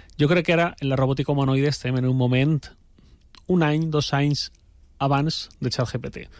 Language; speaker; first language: Catalan; native; Catalan